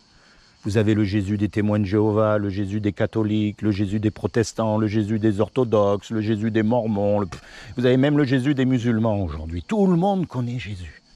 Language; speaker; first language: French; native; French